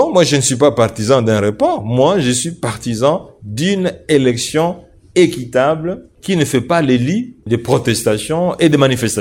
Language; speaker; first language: French; non-native, local second language; Swahili